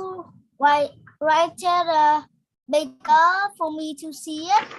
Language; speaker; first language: English; non-native, learner; Vietnamese